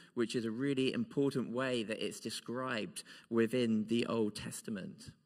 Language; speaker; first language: English; native; English